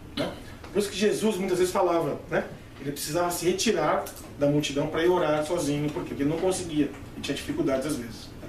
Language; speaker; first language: Portuguese; native; Portuguese